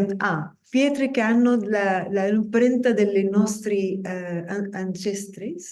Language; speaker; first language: Italian; non-native, fluent; Spanish